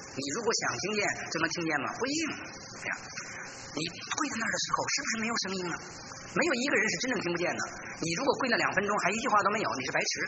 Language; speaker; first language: Chinese; native; Chinese